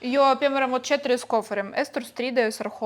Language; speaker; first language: Latvian; non-native, local second language; Russian